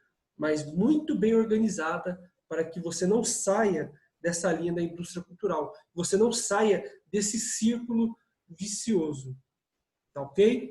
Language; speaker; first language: Portuguese; native; Portuguese